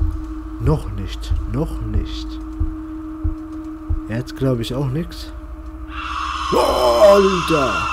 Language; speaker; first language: German; native; German